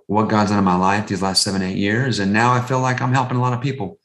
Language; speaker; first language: English; native; English